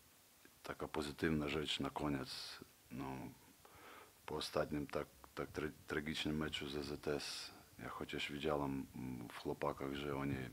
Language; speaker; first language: Polish; non-native, fluent; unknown